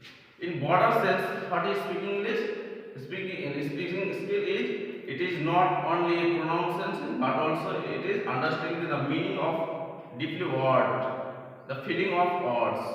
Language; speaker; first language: English; non-native, local second language; Bangla